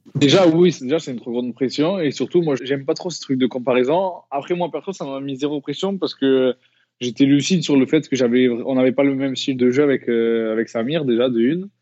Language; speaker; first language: French; native; French